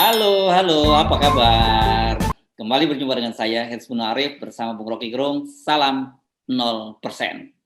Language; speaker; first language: Indonesian; native; Indonesian